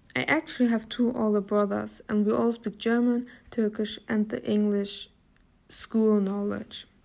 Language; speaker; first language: English; non-native, learner; German